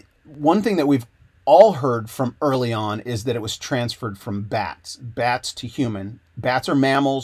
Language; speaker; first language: English; native; English